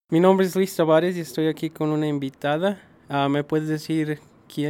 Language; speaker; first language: Spanish; early bilingual, other home language; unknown